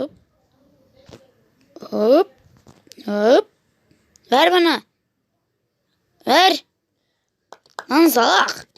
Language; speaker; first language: Turkish; native; Turkish